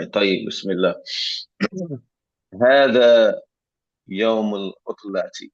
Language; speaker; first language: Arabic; non-native, learner; English